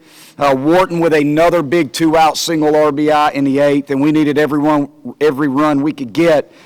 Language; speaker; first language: English; native; English